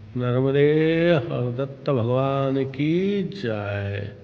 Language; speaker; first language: Hindi; non-native, local second language; Marathi